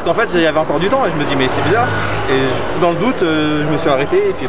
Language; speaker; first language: French; native; French